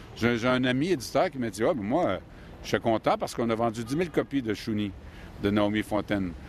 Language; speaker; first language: French; native; French